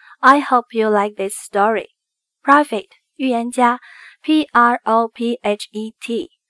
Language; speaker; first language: English; non-native, fluent; Chinese